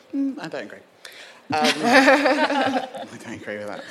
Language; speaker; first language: English; native; English